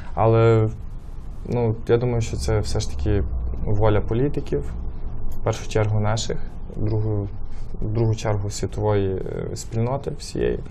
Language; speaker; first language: Ukrainian; native; Ukrainian